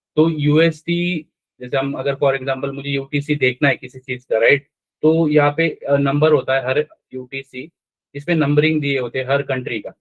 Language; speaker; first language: Hindi; non-native, local second language; Marathi